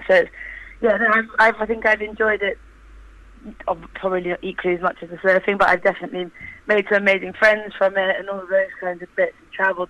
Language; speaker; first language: English; native; English